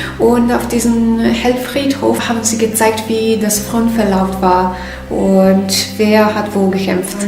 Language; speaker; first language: German; non-native, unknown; Italian